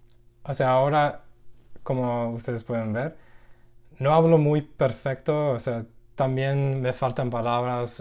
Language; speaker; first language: Spanish; non-native, learner; English